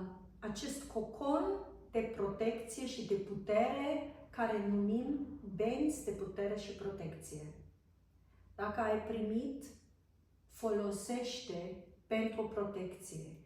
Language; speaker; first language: Romanian; non-native, fluent; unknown